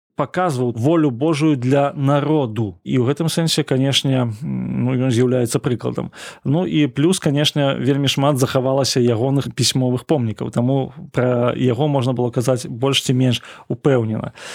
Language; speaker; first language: Belarusian; non-native, local second language; Russian